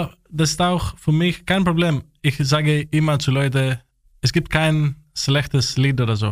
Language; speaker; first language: German; non-native, fluent; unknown